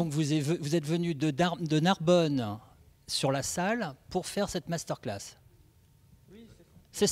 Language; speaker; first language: French; native; French